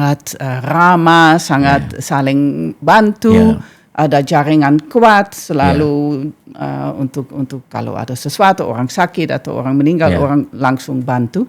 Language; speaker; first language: Indonesian; non-native, fluent; Dutch